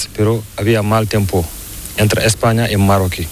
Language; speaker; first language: Spanish; non-native, learner; Fula